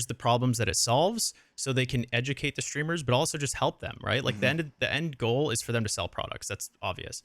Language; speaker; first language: English; native; English